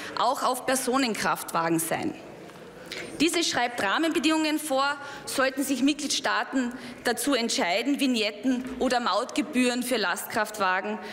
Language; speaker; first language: German; non-native, local second language; Slovenian